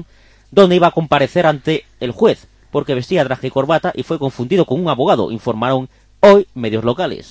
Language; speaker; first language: Spanish; native; Spanish